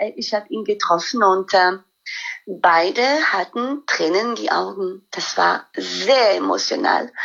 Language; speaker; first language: German; non-native, fluent; French